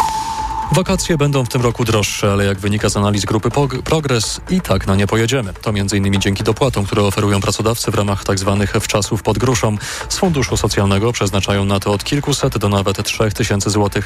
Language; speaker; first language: Polish; native; Polish